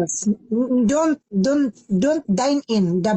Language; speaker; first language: English; non-native, learner; Filipino